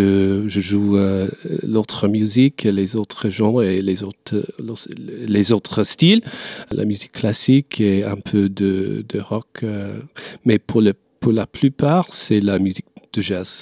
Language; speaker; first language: French; non-native, learner; English